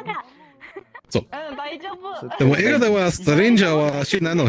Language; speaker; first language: Japanese; non-native, learner; Spanish